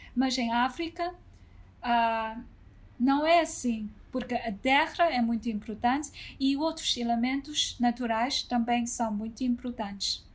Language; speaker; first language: Portuguese; non-native, fluent; Chinese